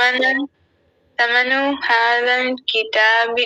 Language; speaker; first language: Arabic; non-native, learner; Urdu